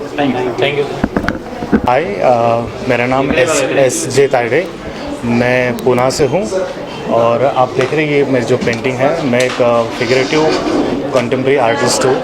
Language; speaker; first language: Hindi; non-native, local second language; Marathi